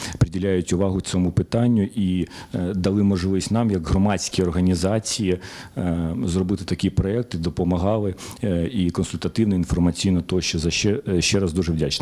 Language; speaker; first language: Ukrainian; native; Ukrainian